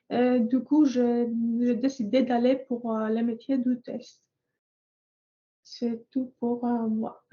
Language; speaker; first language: French; non-native, fluent; Greek